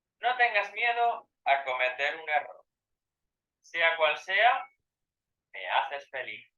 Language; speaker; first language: Spanish; non-native, fluent; Ukrainian